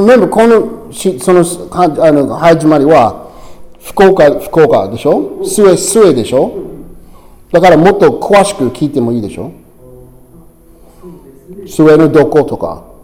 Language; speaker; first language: Japanese; non-native, learner; English